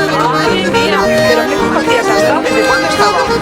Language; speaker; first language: Spanish; native; Spanish